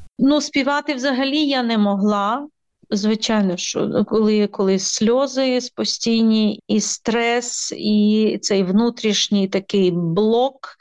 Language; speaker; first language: Ukrainian; native; Ukrainian